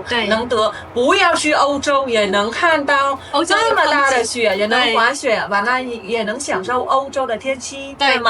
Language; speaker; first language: Chinese; non-native, fluent; Vietnamese